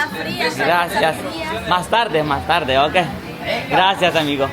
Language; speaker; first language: Spanish; non-native, learner; Pashto